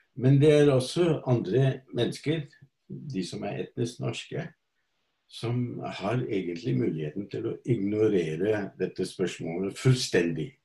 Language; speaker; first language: Norwegian; non-native, fluent; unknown